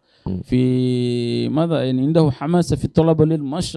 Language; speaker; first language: Arabic; non-native, learner; Tetum